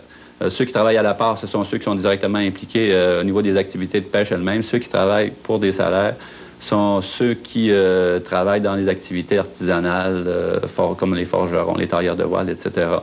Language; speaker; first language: French; native; French